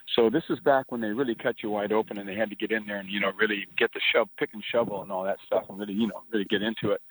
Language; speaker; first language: English; native; English